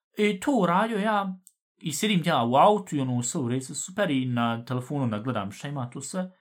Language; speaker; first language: Bosnian; early bilingual, heritage; Bosnian